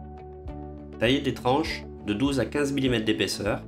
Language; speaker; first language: French; native; French